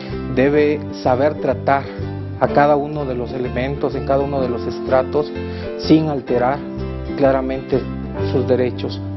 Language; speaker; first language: Spanish; native; Spanish